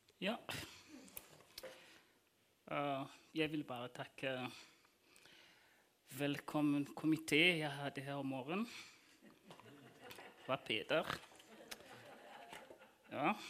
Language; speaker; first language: Norwegian; non-native, fluent; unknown